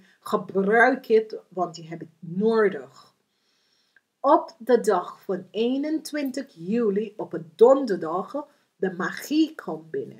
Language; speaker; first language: Dutch; non-native, learner; English